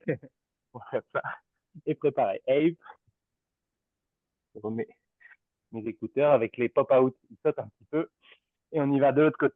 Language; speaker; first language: French; native; French